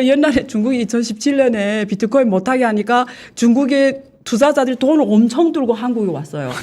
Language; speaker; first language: Korean; non-native, fluent; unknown